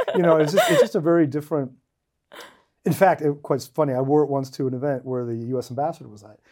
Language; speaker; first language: English; native; English